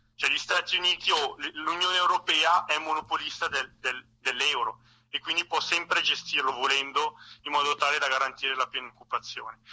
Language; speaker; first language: Italian; native; Italian